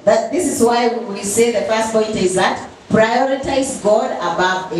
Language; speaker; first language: English; non-native, fluent; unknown